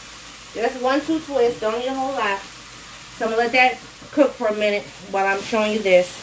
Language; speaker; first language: English; native; English